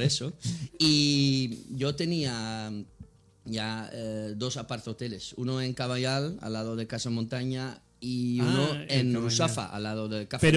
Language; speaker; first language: Spanish; non-native, fluent; Dutch